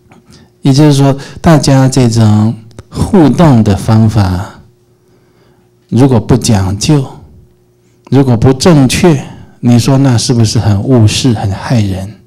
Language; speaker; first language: Chinese; native; Chinese